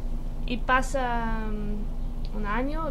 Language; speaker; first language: Spanish; non-native, fluent; English